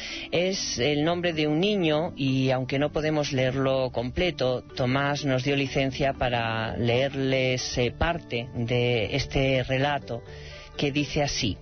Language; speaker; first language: Spanish; native; Spanish